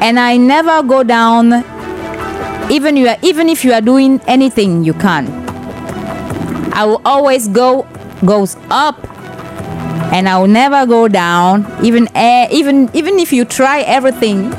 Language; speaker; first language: English; non-native, local second language; French